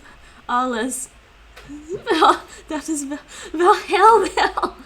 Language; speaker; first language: Dutch; non-native, learner; English